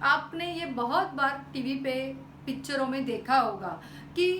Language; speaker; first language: Hindi; non-native, local second language; Marathi